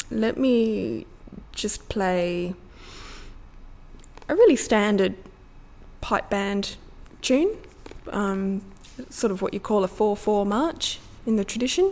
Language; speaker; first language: English; native; English